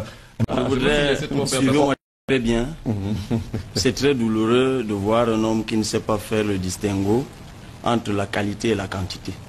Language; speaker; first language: French; non-native, local second language; Basaa